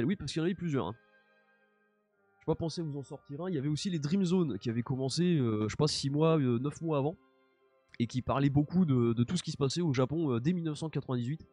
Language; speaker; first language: French; native; French